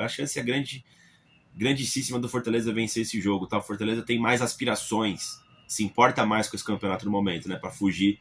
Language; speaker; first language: Portuguese; native; Portuguese